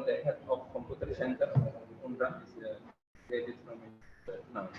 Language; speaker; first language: English; non-native, learner; Indonesian